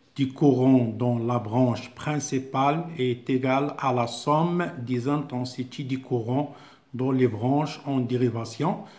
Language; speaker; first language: French; non-native, local second language; Arabic